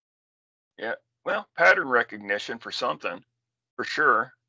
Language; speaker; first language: English; native; English